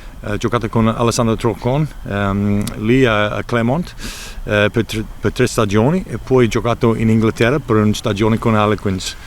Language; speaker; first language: Italian; early bilingual, heritage; English